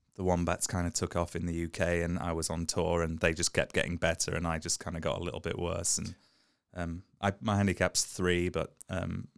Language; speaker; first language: English; native; English